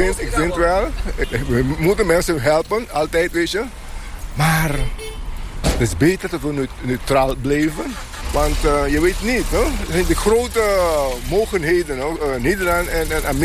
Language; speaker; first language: Dutch; non-native, local second language; Papiamento